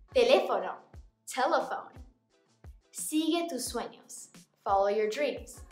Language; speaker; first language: English; native; English